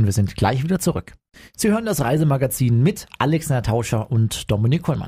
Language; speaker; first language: German; native; German